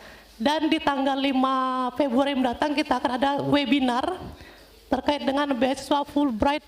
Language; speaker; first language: Indonesian; native; Indonesian